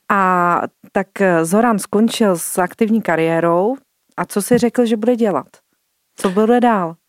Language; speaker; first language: Czech; native; Czech